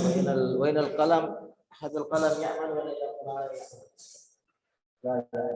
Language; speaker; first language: Arabic; non-native, fluent; Indonesian